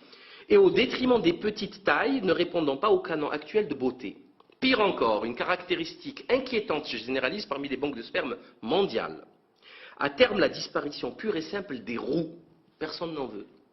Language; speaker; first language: French; native; French